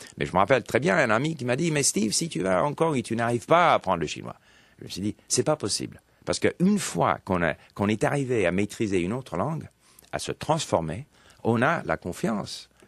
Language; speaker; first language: French; non-native, local second language; English